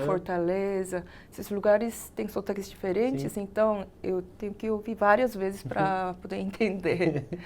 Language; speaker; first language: Portuguese; non-native, fluent; Korean